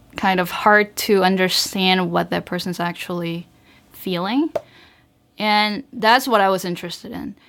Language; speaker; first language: English; early bilingual, other home language; Korean